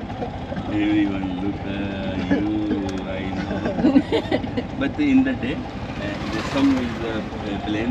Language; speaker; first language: English; non-native, learner; Hindi